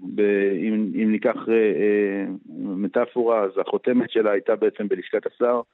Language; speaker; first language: Hebrew; native; Hebrew